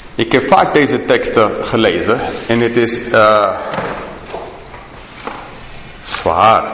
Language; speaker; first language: Dutch; non-native, fluent; English